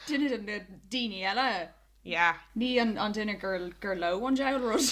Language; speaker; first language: Irish; non-native, local second language; English